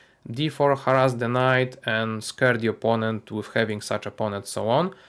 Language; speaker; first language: English; non-native, fluent; Polish